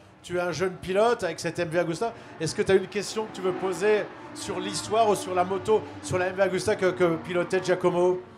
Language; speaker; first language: French; native; French